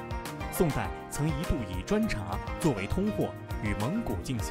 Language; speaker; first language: Chinese; native; Chinese